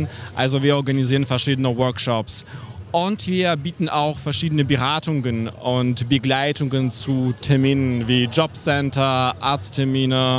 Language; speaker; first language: German; non-native, fluent; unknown